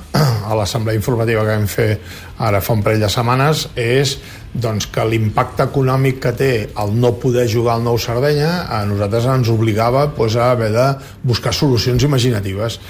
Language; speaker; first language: Catalan; native; Catalan